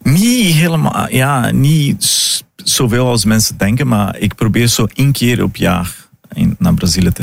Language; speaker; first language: Dutch; non-native, fluent; Portuguese